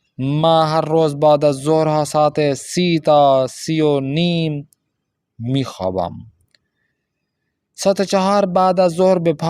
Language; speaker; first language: Persian; non-native, fluent; Urdu